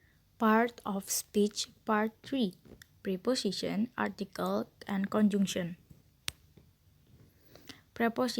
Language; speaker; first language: English; non-native, learner; Indonesian